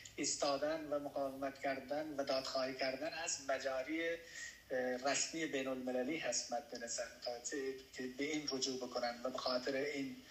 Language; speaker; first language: Persian; non-native, local second language; Baluchi